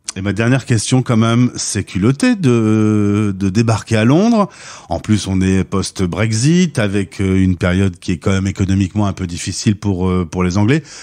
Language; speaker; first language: French; native; French